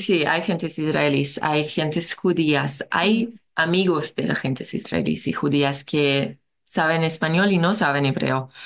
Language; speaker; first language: Spanish; non-native, learner; Hebrew